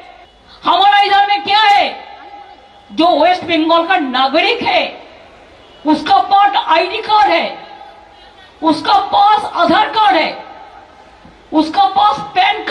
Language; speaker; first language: Hindi; non-native, local second language; Bangla